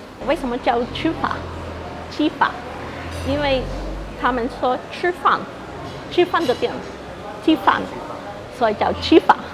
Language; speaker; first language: Chinese; early bilingual, heritage; Chinese